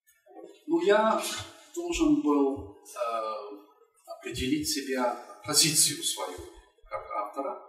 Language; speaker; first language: Russian; non-native, fluent; English